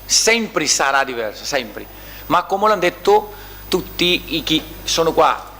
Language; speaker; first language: Italian; non-native, fluent; Portuguese